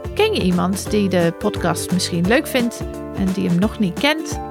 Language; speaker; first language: Dutch; non-native, fluent; English